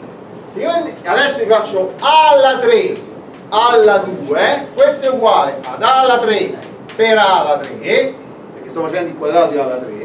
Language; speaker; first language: Italian; native; Italian